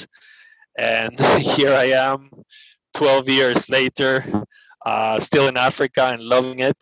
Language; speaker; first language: English; non-native, fluent; Spanish